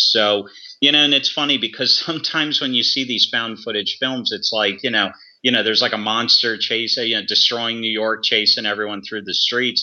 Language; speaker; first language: English; native; English